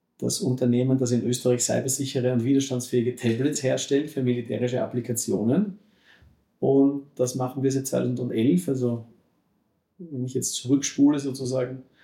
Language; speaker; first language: German; native; German